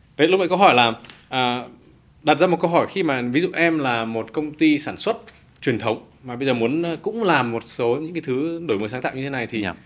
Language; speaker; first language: Vietnamese; native; Vietnamese